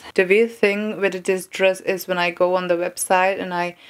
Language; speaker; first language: English; non-native, fluent; Czech